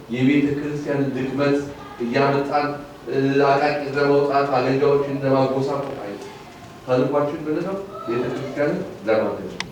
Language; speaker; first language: Amharic; native; Amharic